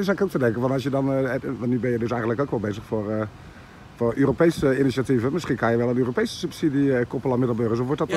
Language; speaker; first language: Dutch; native; Dutch